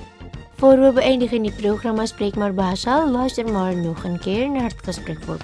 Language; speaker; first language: Dutch; non-native, learner; Indonesian